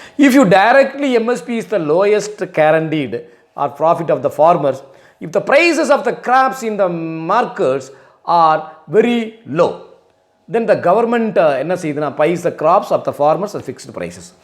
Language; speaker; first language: English; non-native, local second language; Tamil